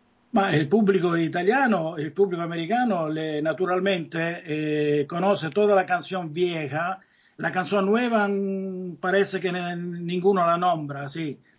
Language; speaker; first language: Italian; native; Italian